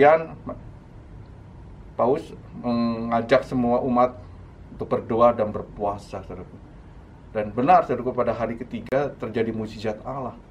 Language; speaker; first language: Indonesian; native; Indonesian